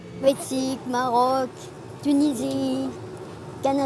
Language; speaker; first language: French; non-native, learner; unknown